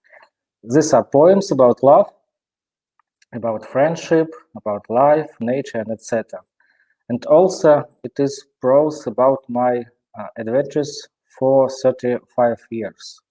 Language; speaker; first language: English; non-native, learner; Russian